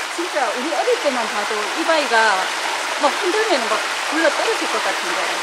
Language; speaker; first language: Korean; native; Korean